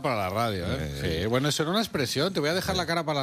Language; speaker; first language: Spanish; native; Spanish